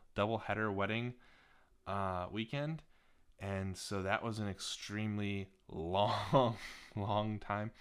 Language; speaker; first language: English; native; English